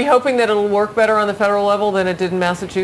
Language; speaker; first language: English; native; English